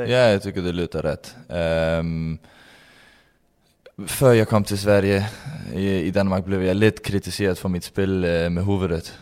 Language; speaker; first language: Swedish; non-native, learner; Danish